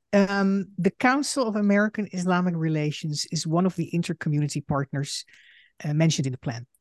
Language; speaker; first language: English; non-native, fluent; Dutch